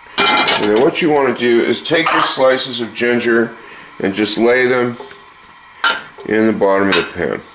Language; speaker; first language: English; native; English